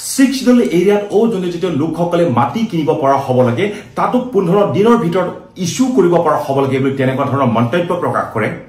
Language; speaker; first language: Assamese; non-native, local second language; Karbi